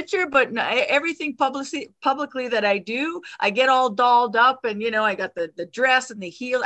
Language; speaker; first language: English; non-native, fluent; French